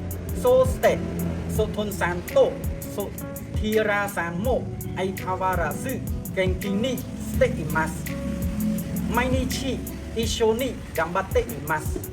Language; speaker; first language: Japanese; non-native, learner; Khmer